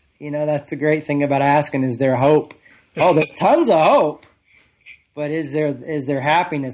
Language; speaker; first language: English; native; English